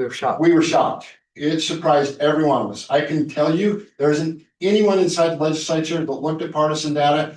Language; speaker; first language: English; native; English